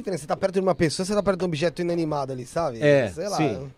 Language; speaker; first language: Portuguese; native; Portuguese